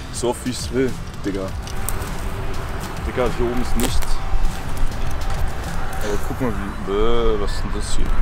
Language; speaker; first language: German; native; German